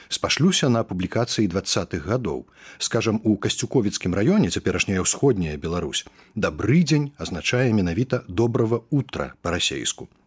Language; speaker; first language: Belarusian; native; Belarusian